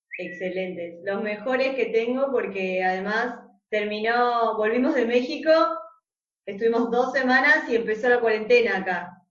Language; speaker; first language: Spanish; native; Spanish